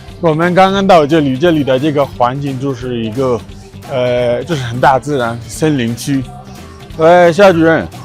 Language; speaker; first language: Chinese; non-native, fluent; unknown